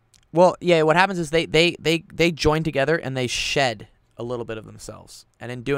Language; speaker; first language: English; native; English